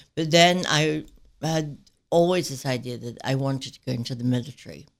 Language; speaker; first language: English; native; English